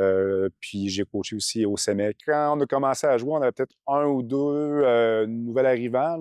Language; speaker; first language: French; native; French